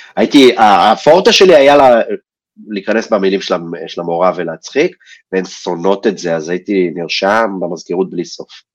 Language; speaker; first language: Hebrew; early bilingual, other home language; Russian